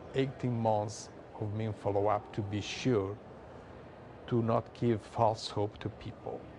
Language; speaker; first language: English; non-native, learner; Italian